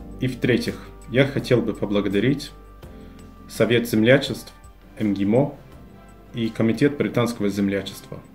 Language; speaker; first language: Russian; non-native, fluent; English